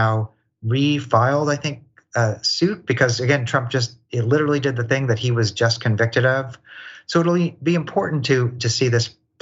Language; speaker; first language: English; native; English